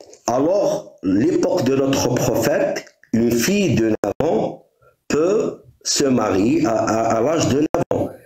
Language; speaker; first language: French; non-native, local second language; Arabic